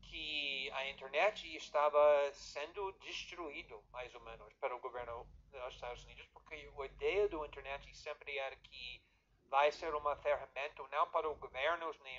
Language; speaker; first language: Portuguese; non-native, fluent; English